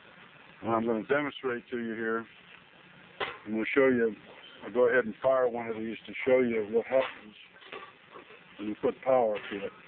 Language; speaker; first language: English; native; English